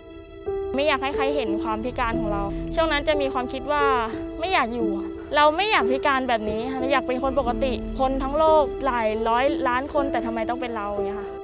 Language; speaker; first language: Thai; native; Thai